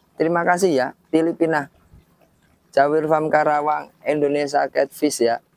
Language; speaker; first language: Indonesian; native; Indonesian